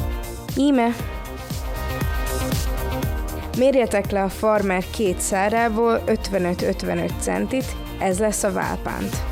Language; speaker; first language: Hungarian; native; Hungarian